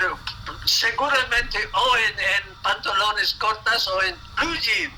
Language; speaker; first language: Spanish; non-native, fluent; English